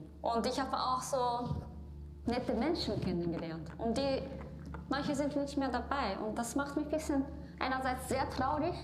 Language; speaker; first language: German; non-native, fluent; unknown